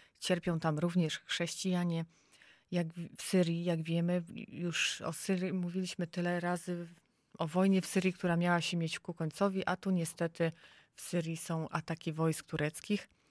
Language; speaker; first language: Polish; native; Polish